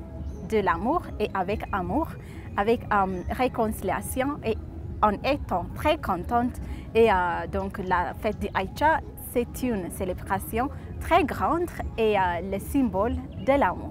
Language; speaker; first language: French; non-native, fluent; Amharic